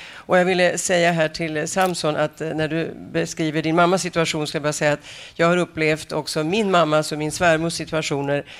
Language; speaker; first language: Swedish; native; Swedish